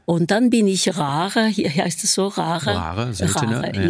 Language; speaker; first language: German; non-native, fluent; Norwegian